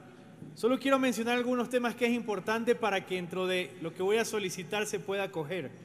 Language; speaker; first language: Spanish; native; Spanish